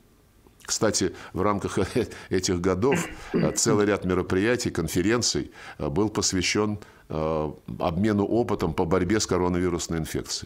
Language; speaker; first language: Russian; native; Russian